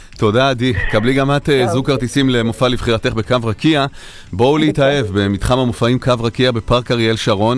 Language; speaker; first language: Hebrew; native; Hebrew